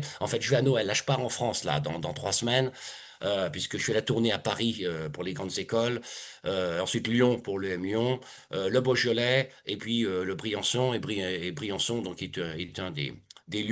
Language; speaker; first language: French; native; French